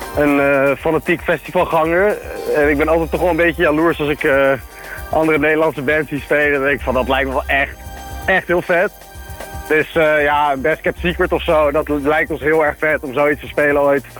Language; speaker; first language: Dutch; native; Dutch